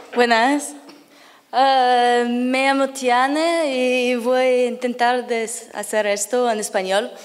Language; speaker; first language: Spanish; non-native, learner; English